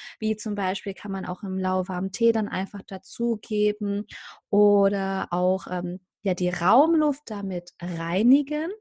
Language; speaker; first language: German; native; German